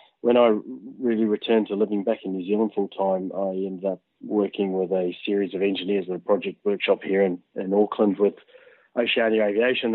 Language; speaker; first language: English; native; English